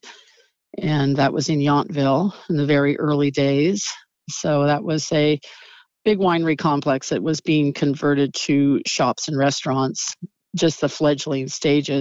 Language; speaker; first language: English; native; English